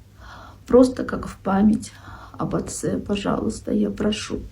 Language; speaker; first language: Russian; non-native, local second language; Kyrgyz